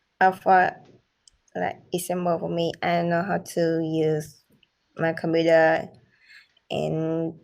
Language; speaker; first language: English; non-native, learner; Vietnamese